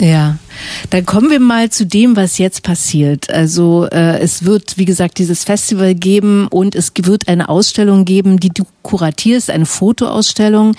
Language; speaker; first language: German; native; German